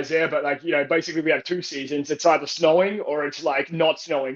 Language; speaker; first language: English; native; English